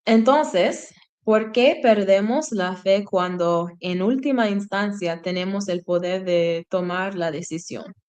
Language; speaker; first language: Spanish; non-native, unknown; English